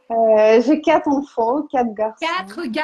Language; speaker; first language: French; non-native, learner; Ukrainian